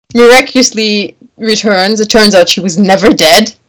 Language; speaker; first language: English; non-native, fluent; German